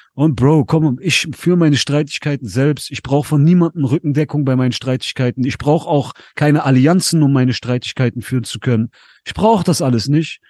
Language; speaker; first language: German; native; German